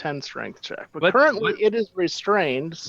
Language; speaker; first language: English; native; English